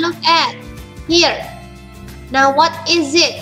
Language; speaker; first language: English; non-native, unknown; Indonesian